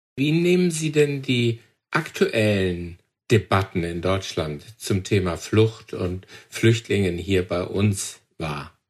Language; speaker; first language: German; native; German